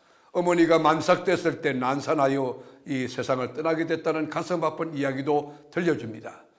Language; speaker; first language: Korean; native; Korean